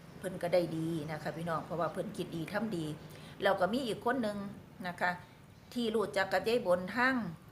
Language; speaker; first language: Thai; native; Thai